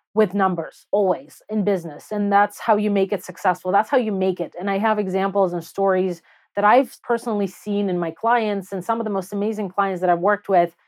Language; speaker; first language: English; non-native, fluent; Russian